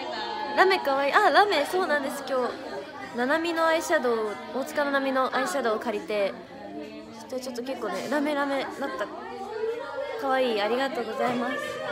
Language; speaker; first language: Japanese; native; Japanese